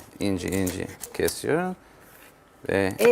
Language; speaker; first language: Turkish; non-native, learner; English